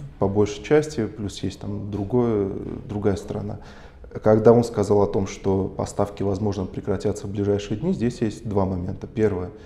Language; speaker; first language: Russian; non-native, local second language; Armenian